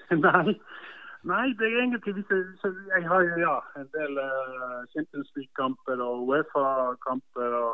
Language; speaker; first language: Norwegian; non-native, fluent; Estonian